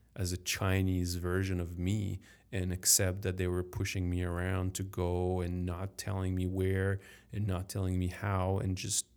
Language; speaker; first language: English; non-native, fluent; French